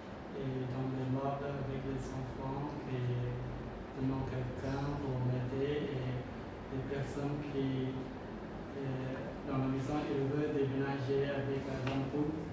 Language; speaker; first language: French; non-native, learner; Khmer